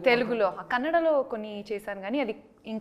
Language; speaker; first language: Telugu; non-native, local second language; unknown